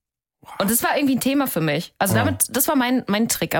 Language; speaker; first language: German; native; German